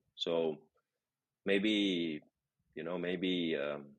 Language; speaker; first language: English; non-native, fluent; Romanian